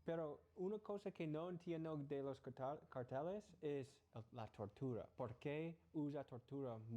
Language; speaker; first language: Spanish; non-native, learner; English